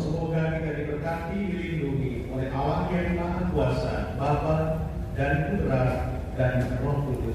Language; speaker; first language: Indonesian; native; Indonesian